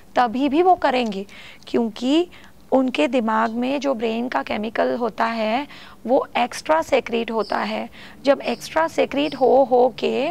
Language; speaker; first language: Hindi; non-native, local second language; Marathi